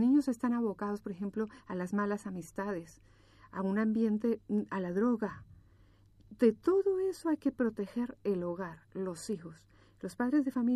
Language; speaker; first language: Spanish; native; Spanish